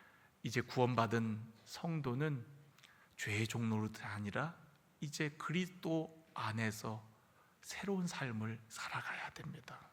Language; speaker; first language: Korean; native; Korean